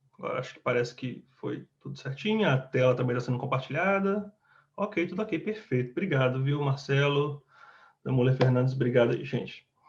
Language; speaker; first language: Portuguese; native; Portuguese